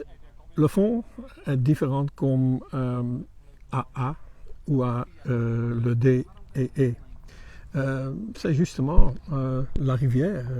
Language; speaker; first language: French; non-native, learner; Dutch